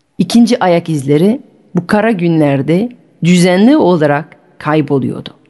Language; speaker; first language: Turkish; non-native, fluent; French